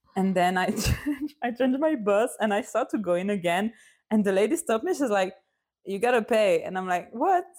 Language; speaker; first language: English; non-native, fluent; French